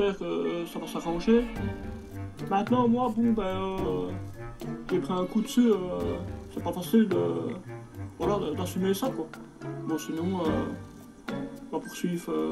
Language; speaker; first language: French; native; French